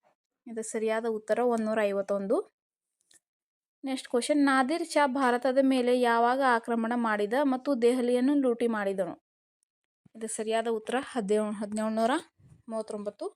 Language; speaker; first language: Kannada; native; Kannada